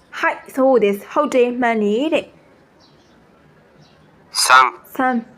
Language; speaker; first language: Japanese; non-native, fluent; Burmese